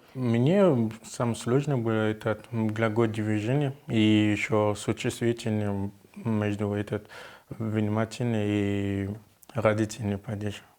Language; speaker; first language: Russian; non-native, learner; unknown